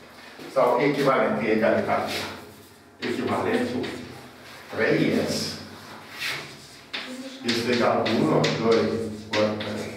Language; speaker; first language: Romanian; native; Romanian